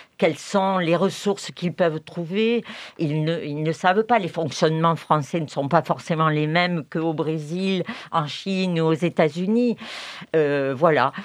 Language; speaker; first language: French; native; French